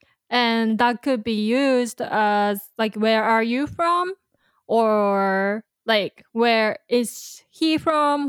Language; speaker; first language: English; non-native, fluent; Japanese